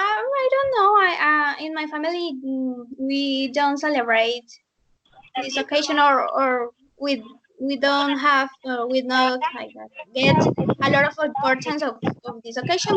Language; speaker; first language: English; non-native, learner; Spanish